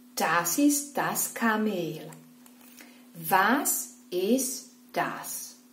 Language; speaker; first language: German; non-native, fluent; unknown